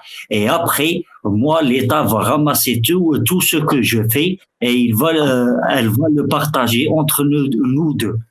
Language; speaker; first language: French; early bilingual, other home language; Arabic